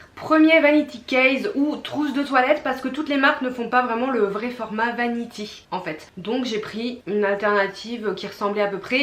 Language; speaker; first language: French; native; French